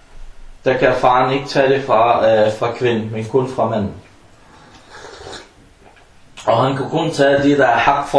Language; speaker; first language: Danish; early bilingual, other home language; Arabic